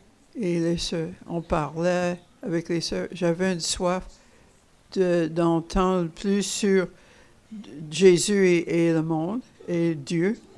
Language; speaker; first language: French; non-native, fluent; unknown